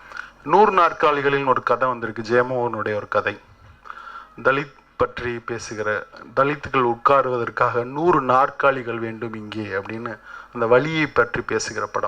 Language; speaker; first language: Tamil; native; Tamil